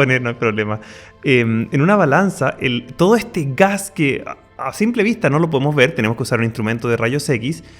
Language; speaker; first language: Spanish; native; Spanish